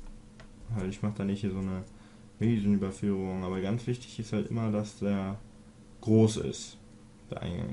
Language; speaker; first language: German; native; German